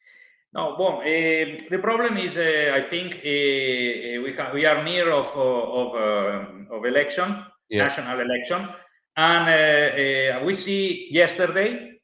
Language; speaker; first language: English; non-native, learner; Italian